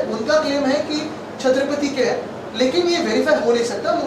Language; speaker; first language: Hindi; non-native, local second language; Marathi